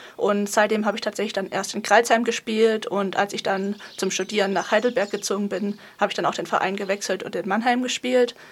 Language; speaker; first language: German; native; German